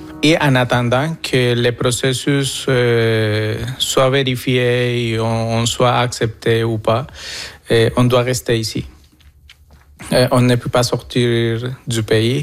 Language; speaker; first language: French; non-native, fluent; Spanish